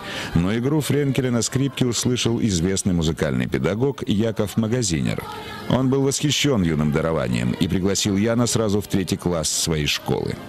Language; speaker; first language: Russian; native; Russian